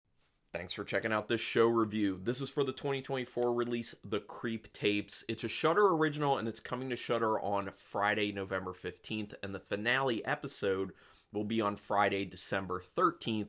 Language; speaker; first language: English; native; English